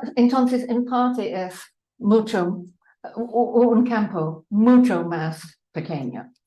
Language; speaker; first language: Spanish; non-native, fluent; English